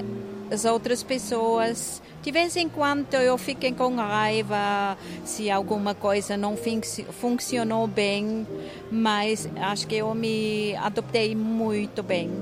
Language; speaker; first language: Portuguese; non-native, fluent; German